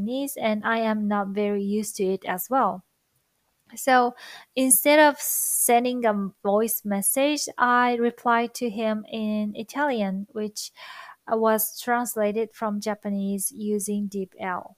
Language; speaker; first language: English; non-native, fluent; Japanese